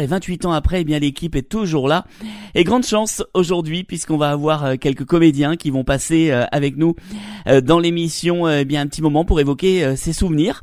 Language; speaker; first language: French; native; French